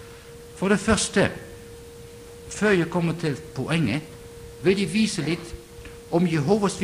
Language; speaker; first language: Norwegian; non-native, fluent; Dutch